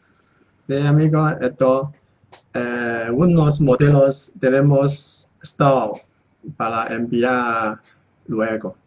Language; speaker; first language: Spanish; non-native, learner; Chinese